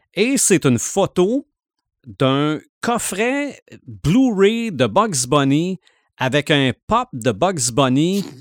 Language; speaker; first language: French; native; French